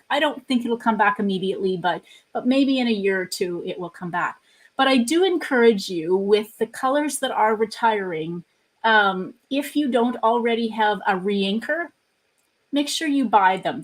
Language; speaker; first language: English; native; English